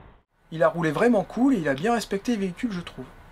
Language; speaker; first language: French; native; French